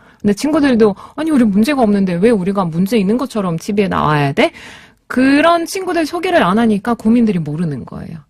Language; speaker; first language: Korean; non-native, fluent; Russian